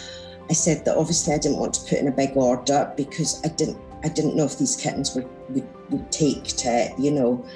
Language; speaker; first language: English; native; English